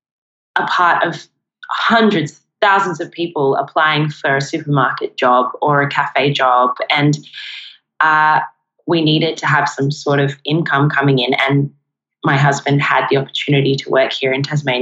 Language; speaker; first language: English; native; English